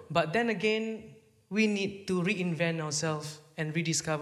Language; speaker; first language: English; non-native, local second language; Malay